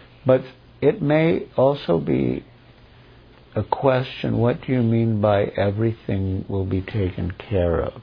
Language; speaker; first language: English; native; English